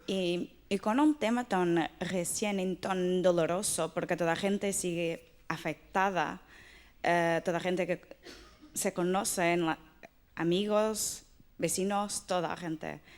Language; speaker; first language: Spanish; non-native, fluent; English